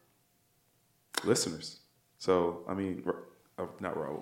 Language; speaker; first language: English; native; English